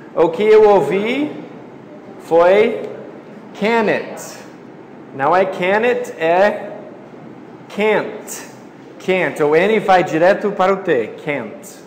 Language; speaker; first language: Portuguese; non-native, fluent; English